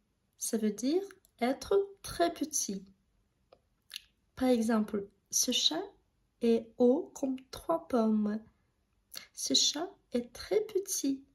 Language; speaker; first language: French; non-native, fluent; Russian